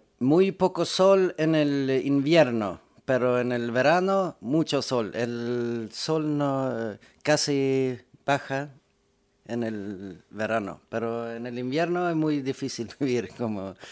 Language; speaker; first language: Spanish; early bilingual, heritage; Swedish